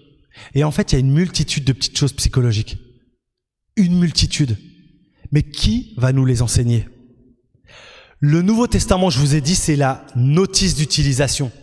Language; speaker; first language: French; native; French